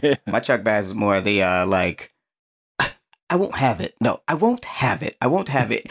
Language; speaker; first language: English; native; English